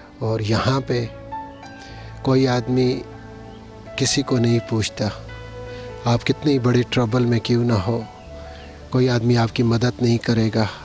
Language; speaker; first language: Urdu; non-native, local second language; Northern Hindko